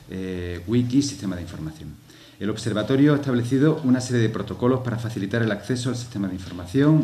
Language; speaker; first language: Spanish; native; Spanish